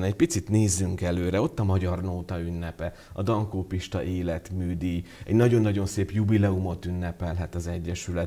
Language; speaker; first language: Hungarian; native; Hungarian